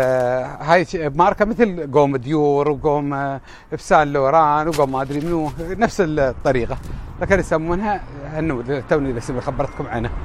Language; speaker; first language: Arabic; native; Arabic